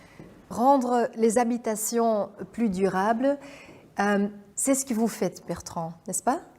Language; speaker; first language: French; non-native, fluent; Dutch